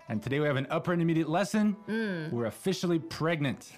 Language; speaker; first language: English; native; English